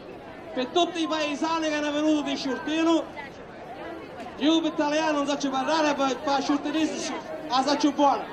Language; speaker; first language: Italian; non-native, local second language; Sicilian